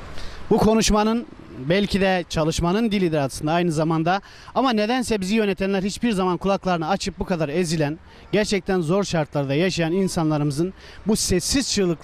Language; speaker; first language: Turkish; native; Turkish